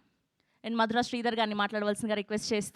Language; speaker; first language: Telugu; native; Telugu